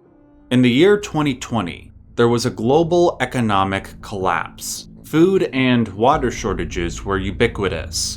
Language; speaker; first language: English; native; English